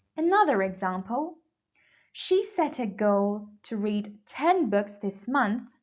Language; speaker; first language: English; non-native, fluent; Persian